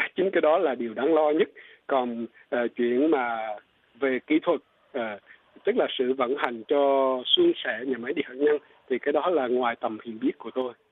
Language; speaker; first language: Vietnamese; non-native, local second language; Eastern Cham